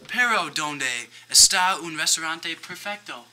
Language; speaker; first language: Spanish; non-native, learner; English